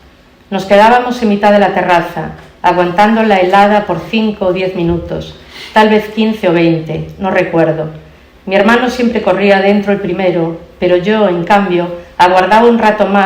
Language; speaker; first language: Spanish; native; Spanish